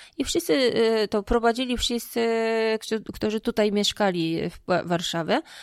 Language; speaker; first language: Polish; non-native, fluent; Japanese